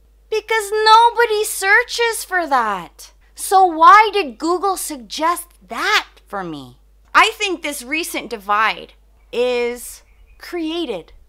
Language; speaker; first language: English; native; English